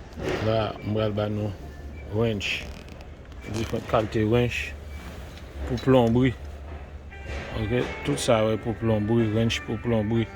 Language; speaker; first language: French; non-native, learner; Haitian Creole